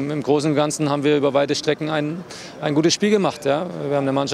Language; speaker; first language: German; native; German